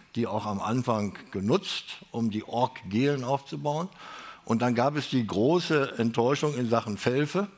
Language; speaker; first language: German; native; German